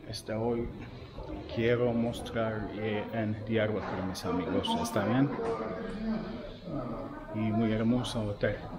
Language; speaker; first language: Spanish; non-native, learner; Turkish